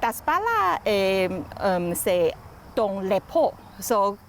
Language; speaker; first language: French; non-native, learner; Chinese